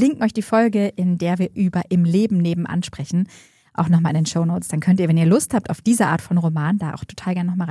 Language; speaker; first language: German; native; German